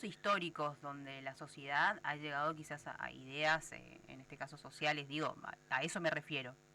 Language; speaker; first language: Spanish; native; Spanish